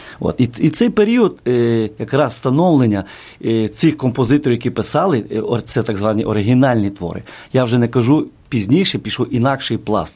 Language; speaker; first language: Ukrainian; native; Ukrainian